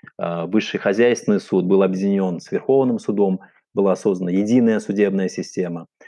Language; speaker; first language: Russian; non-native, local second language; Uzbek